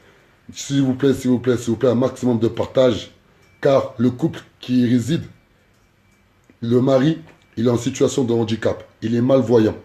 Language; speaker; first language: French; native; French